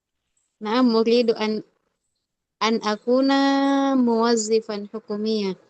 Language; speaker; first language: Arabic; non-native, learner; Indonesian